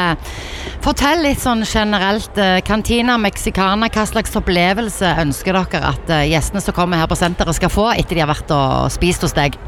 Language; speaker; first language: Norwegian; native; Norwegian